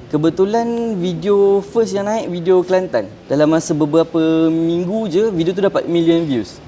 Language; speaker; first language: Malay; native; Malay